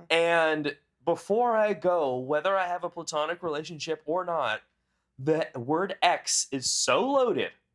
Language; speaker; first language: English; native; English